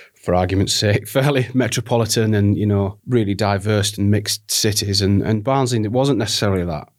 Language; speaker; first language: English; native; English